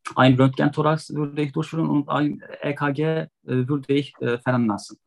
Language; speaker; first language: German; non-native, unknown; Turkish